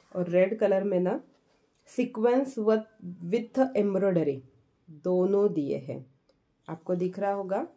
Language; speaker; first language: Hindi; non-native, local second language; Marathi